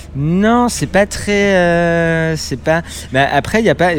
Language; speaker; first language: French; native; French